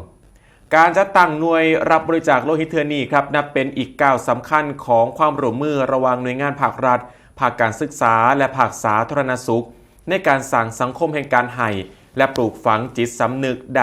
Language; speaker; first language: Thai; non-native, local second language; Northeastern Thai